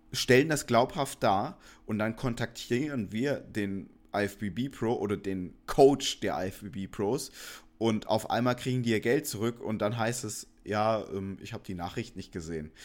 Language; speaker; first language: German; native; German